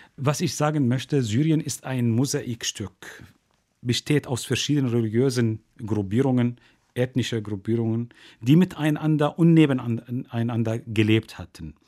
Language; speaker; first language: German; non-native, fluent; Arabic